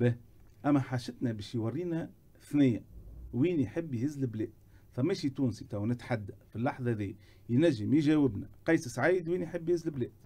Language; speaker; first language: Arabic; native; Arabic